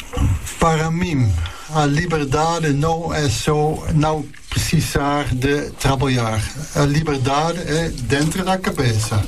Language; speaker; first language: Portuguese; non-native, learner; Dutch